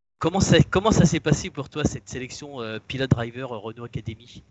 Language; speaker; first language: French; native; French